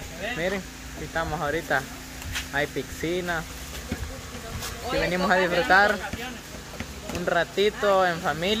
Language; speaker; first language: Spanish; native; Spanish